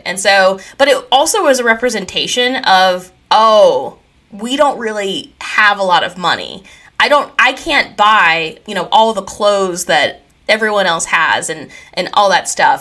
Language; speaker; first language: English; native; English